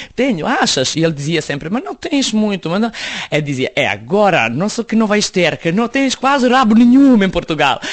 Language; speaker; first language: Portuguese; non-native, fluent; Serbian